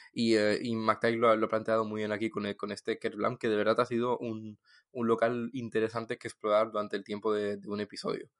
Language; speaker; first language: Spanish; non-native, fluent; French